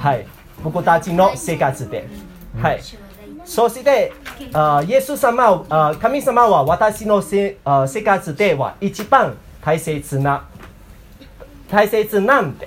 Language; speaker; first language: Japanese; non-native, learner; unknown